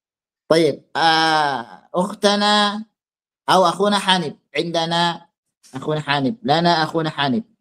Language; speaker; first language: Arabic; non-native, fluent; Indonesian